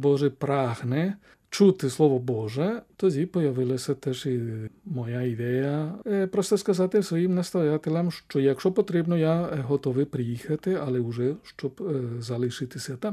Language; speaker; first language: Ukrainian; non-native, fluent; Spanish